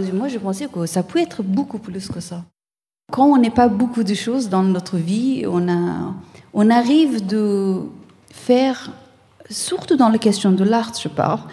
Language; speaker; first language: French; non-native, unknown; Persian